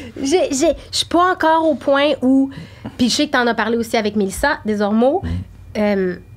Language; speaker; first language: French; native; French